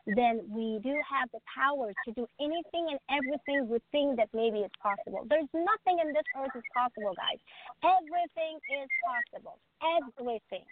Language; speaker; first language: English; non-native, fluent; Persian